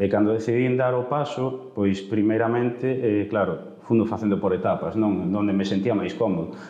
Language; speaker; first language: Galician; non-native, local second language; Spanish